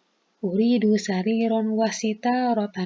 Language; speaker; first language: Arabic; non-native, fluent; Indonesian